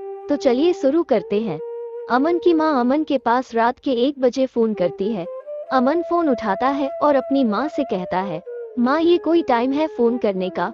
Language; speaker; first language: Hindi; native; Hindi